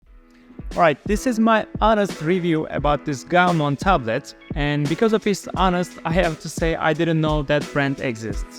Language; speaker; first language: English; non-native, fluent; Turkish